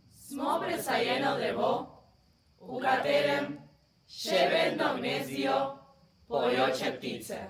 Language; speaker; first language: Slovenian; early bilingual, heritage; Slovenian